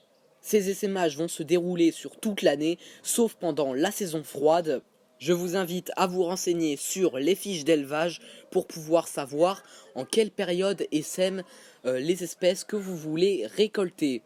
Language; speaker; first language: French; native; French